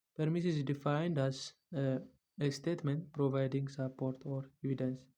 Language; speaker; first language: English; non-native, local second language; Amharic